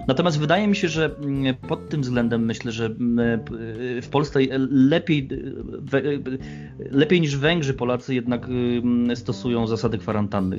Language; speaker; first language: Polish; native; Polish